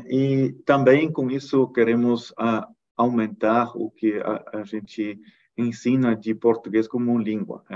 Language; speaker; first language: Portuguese; non-native, fluent; German